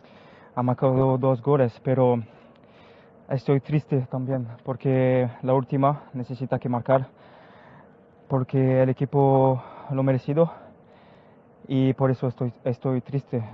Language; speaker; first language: Spanish; non-native, learner; French